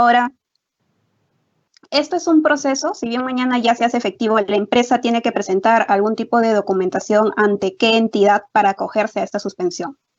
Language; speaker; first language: Spanish; native; Spanish